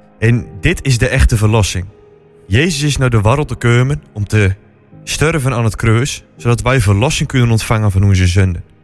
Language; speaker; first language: Dutch; native; Dutch